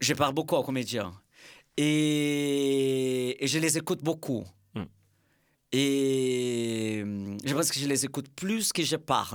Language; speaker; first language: French; non-native, fluent; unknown